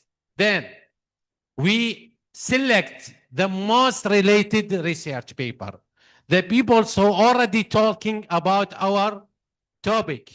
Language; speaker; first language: English; non-native, fluent; Arabic